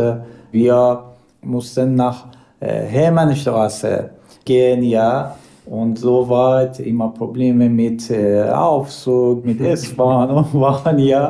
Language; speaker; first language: German; non-native, learner; Persian